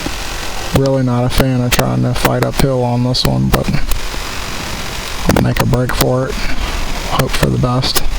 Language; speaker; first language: English; native; English